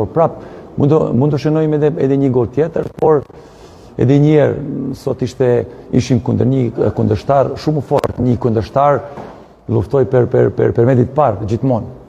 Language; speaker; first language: Albanian; non-native, learner; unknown